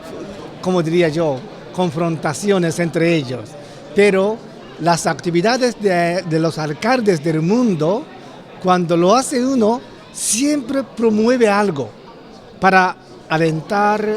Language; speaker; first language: Spanish; non-native, fluent; Japanese